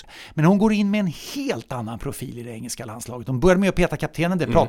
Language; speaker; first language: Swedish; native; Swedish